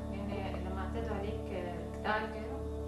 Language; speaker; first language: Arabic; native; Arabic